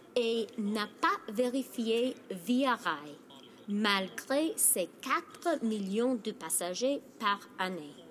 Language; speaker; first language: French; non-native, fluent; English